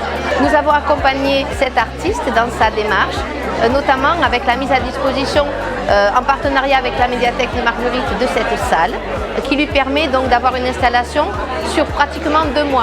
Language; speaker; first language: French; native; French